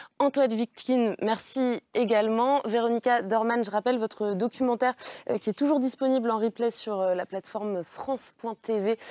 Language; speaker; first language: French; native; French